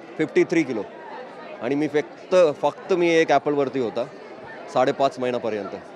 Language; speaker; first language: Marathi; non-native, local second language; Malayalam